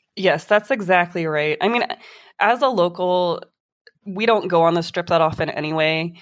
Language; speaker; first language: English; native; English